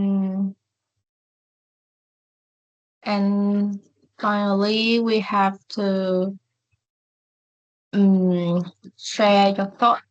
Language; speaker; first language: English; non-native, learner; Vietnamese